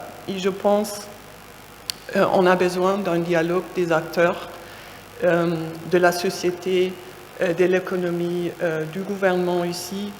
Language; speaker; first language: French; non-native, fluent; German